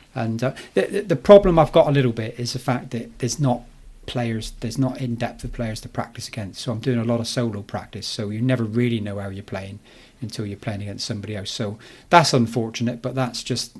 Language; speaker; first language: English; native; English